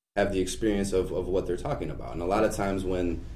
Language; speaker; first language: English; native; English